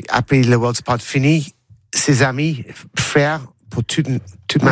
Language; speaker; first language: French; non-native, learner; English